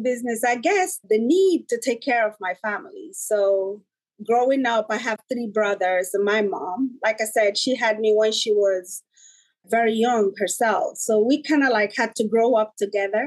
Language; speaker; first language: English; non-native, local second language; Igbo